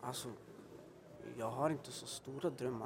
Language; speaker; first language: Swedish; early bilingual, other home language; Albanian